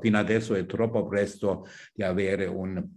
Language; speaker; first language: Italian; non-native, fluent; German